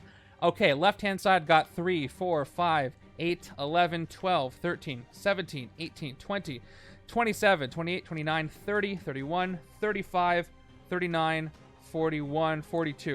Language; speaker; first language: English; native; English